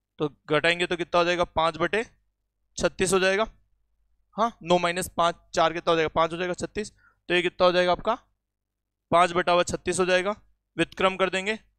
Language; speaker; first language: Hindi; native; Hindi